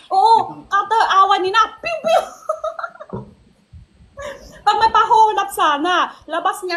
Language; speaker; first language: Filipino; non-native, learner; Chinese